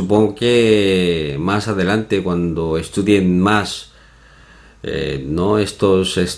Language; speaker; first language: Spanish; non-native, fluent; Korean